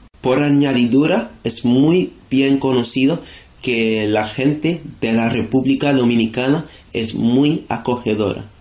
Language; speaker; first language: Spanish; non-native, fluent; English